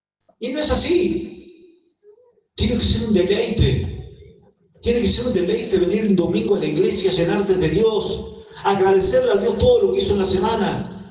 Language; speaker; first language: Spanish; native; Spanish